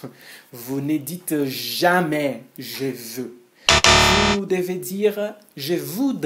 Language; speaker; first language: French; non-native, fluent; Portuguese